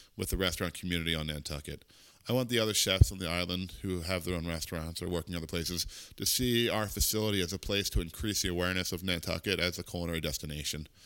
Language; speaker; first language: English; native; English